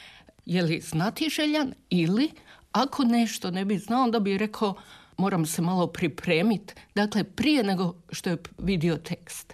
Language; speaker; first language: Serbian; native; Serbian